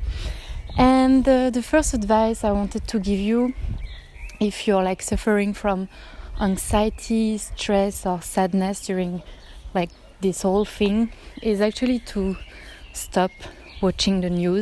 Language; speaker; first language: English; non-native, fluent; French